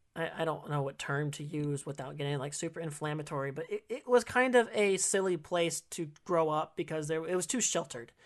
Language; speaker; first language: English; native; English